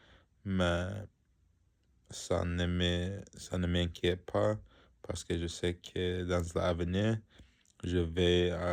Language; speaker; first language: French; non-native, learner; English